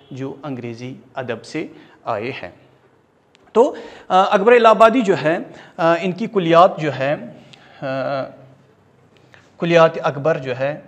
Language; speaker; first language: Urdu; non-native, local second language; Kashmiri